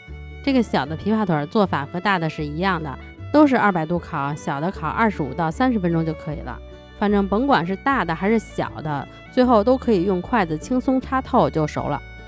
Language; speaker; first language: Chinese; native; Chinese